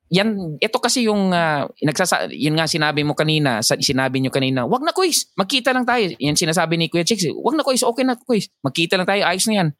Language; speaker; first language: Filipino; non-native, local second language; Cebuano